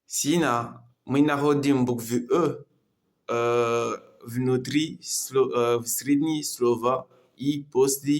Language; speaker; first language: Russian; non-native, learner; Comorian